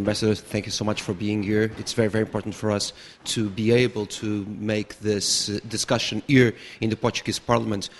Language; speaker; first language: English; non-native, fluent; Portuguese